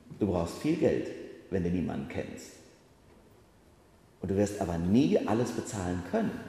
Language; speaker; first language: German; native; German